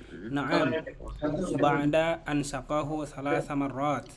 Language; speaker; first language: Arabic; non-native, learner; Indonesian